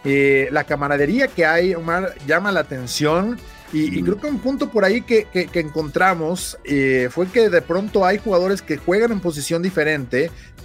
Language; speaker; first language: Spanish; native; Spanish